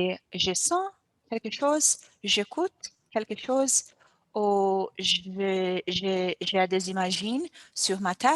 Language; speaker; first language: French; non-native, learner; Portuguese